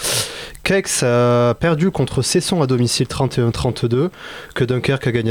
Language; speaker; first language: French; native; French